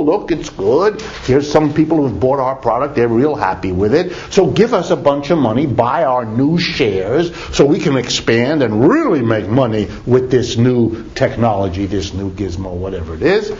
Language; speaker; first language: English; native; English